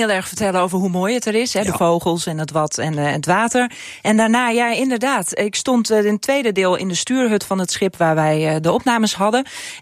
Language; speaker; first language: Dutch; non-native, local second language; Western Frisian